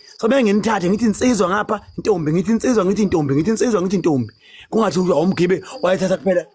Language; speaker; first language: Zulu; native; Zulu